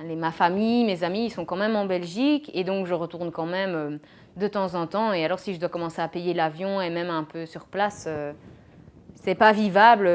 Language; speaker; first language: French; native; French